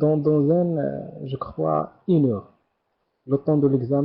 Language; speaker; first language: French; non-native, learner; Arabic